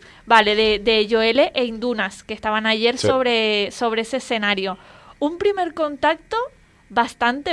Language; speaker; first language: Spanish; native; Spanish